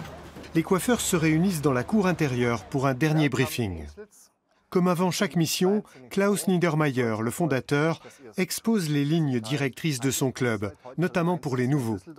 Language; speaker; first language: French; native; French